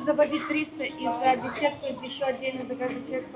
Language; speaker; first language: Russian; native; Russian